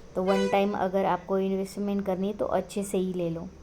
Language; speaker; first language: Hindi; non-native, local second language; Marathi